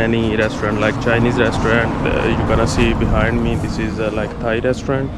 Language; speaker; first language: English; non-native, learner; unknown